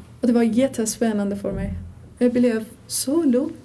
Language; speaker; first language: Swedish; non-native, learner; Persian